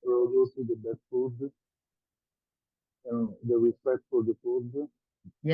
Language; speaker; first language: English; non-native, learner; Italian